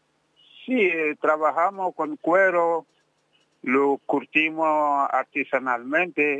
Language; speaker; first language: Spanish; non-native, fluent; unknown